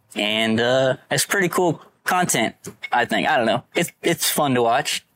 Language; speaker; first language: English; native; English